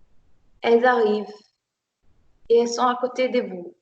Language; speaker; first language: French; non-native, fluent; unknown